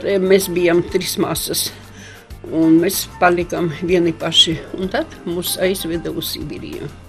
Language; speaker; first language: Latvian; non-native, local second language; Polish